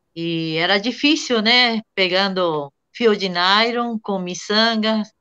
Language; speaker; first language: Portuguese; non-native, fluent; Japanese